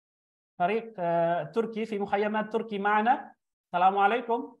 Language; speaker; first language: Arabic; non-native, fluent; Indonesian